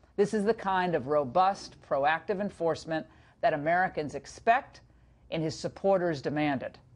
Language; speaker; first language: English; native; English